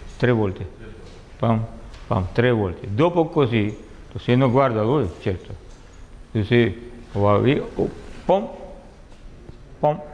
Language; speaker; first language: Italian; non-native, learner; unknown